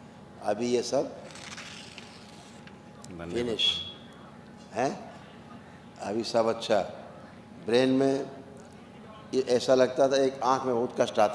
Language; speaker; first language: Hindi; native; Hindi